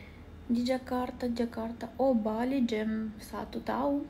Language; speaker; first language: Indonesian; non-native, learner; Russian